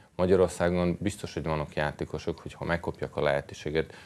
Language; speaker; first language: Hungarian; non-native, fluent; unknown